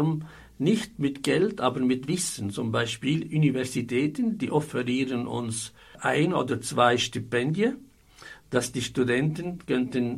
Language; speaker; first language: German; non-native, fluent; Arabic